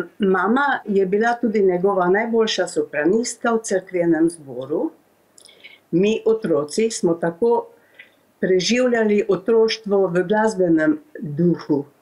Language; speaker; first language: Slovenian; native; Slovenian